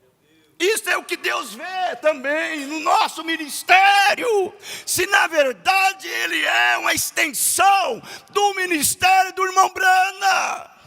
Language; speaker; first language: Portuguese; native; Portuguese